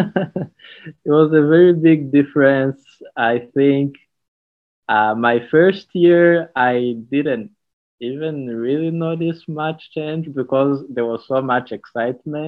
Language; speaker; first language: English; non-native, local second language; Kinyarwanda